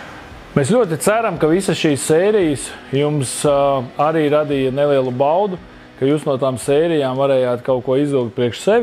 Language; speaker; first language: Latvian; native; Latvian